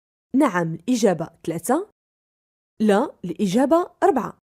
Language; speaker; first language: Arabic; native; Arabic